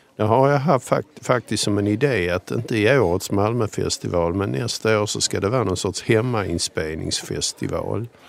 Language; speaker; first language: Swedish; native; Swedish